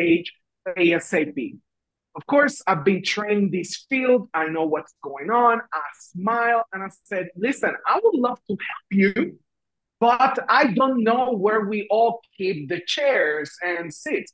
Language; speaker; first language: English; non-native, fluent; Spanish